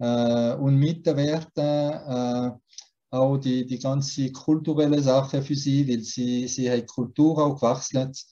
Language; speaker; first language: German; early bilingual, heritage; German